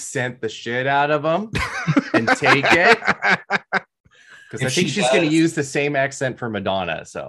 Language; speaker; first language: English; native; English